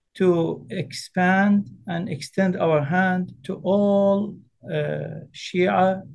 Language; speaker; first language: English; early bilingual, other home language; Arabic